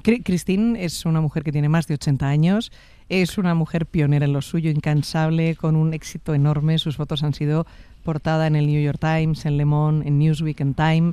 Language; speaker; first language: Spanish; native; Spanish